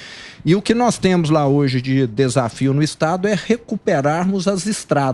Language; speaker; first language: Portuguese; native; Portuguese